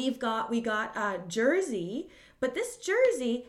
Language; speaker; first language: English; native; English